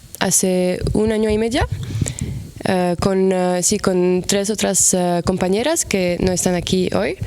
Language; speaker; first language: Spanish; non-native, fluent; Arabic